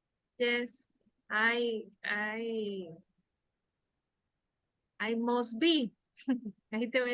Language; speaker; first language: English; non-native, learner; Spanish